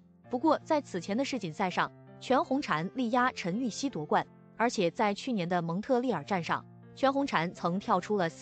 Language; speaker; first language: Chinese; native; Chinese